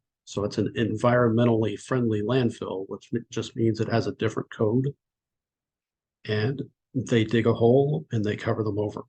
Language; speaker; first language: English; native; English